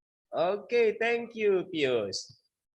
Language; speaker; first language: English; non-native, learner; Indonesian